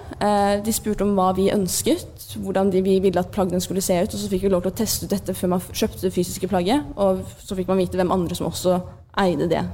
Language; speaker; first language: Norwegian; early bilingual, other home language; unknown